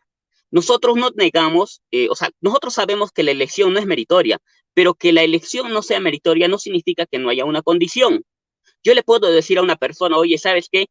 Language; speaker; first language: Spanish; native; Spanish